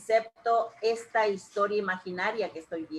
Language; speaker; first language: Spanish; native; Spanish